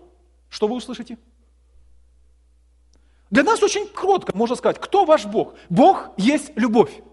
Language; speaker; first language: Russian; native; Russian